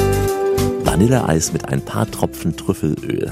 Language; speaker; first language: German; native; German